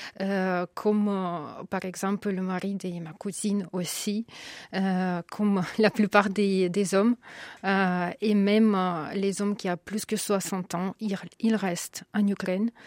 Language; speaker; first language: French; non-native, fluent; Ukrainian